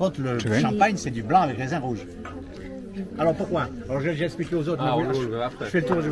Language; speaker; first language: French; native; French